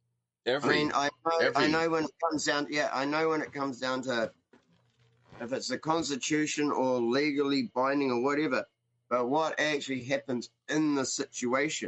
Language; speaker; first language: English; native; English